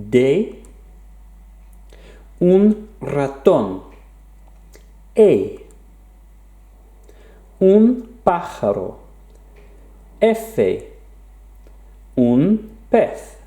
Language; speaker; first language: Spanish; non-native, fluent; English